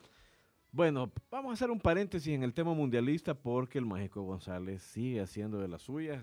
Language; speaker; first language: Spanish; native; Spanish